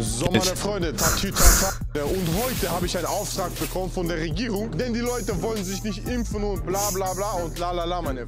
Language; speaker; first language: German; early bilingual, other home language; Russian